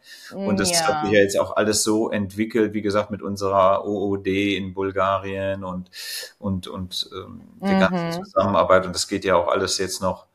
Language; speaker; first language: German; native; German